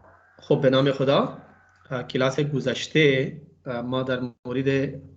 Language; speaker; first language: Persian; non-native, fluent; Urdu